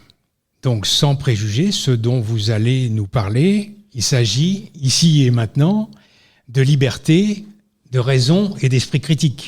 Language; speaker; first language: French; native; French